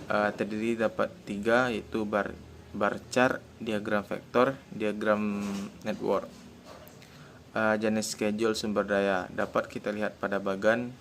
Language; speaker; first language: Indonesian; native; Indonesian